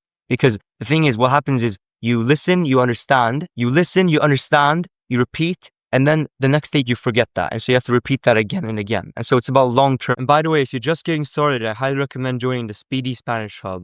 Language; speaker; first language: English; native; English